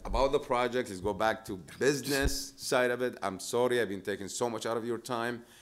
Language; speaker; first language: English; non-native, fluent; Arabic